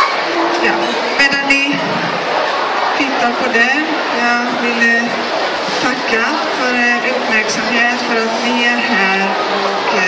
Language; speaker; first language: Swedish; non-native, fluent; Greek